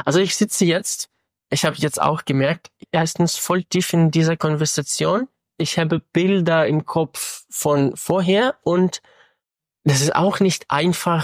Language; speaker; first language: German; non-native, fluent; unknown